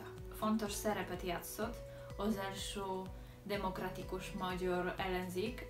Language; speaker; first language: Hungarian; non-native, learner; Polish